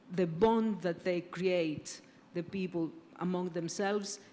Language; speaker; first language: English; non-native, fluent; Greek